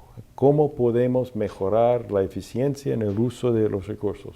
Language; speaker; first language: Spanish; non-native, fluent; English